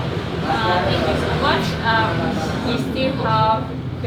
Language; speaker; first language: English; non-native, learner; Japanese